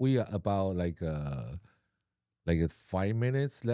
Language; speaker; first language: English; non-native, learner; Chinese